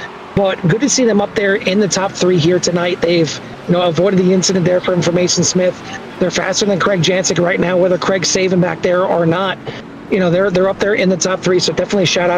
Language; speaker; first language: English; native; English